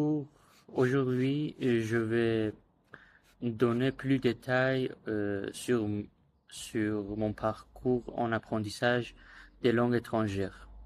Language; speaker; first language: French; non-native, learner; Azerbaijani